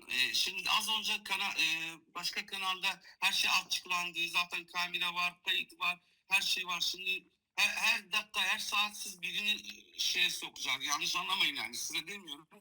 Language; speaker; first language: Turkish; non-native, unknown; Kurdish